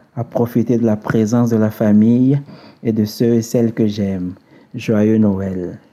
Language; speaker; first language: French; non-native, local second language; Ewe